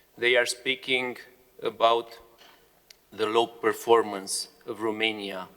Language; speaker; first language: English; non-native, fluent; Romanian